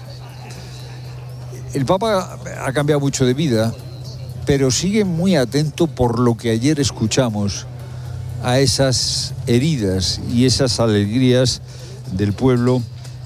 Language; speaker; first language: Spanish; native; Spanish